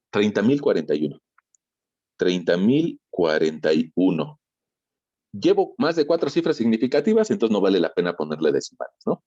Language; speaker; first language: Spanish; native; Spanish